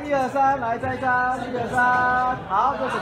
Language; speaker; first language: Chinese; native; Chinese